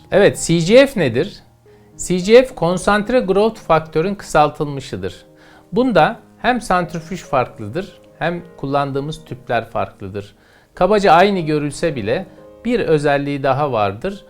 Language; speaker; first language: Turkish; native; Turkish